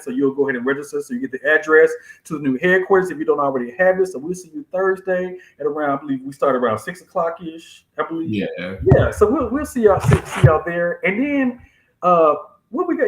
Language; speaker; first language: English; native; English